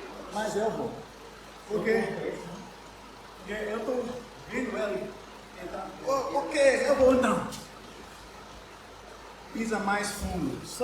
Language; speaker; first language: Portuguese; non-native, learner; English